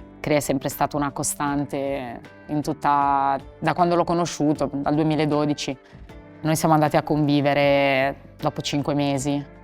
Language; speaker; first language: Italian; native; Italian